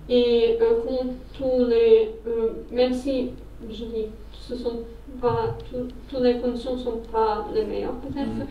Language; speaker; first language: French; non-native, fluent; Serbian